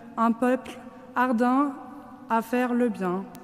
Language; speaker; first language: French; non-native, local second language; Luxembourgish